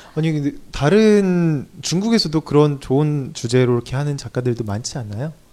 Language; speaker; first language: Korean; native; Korean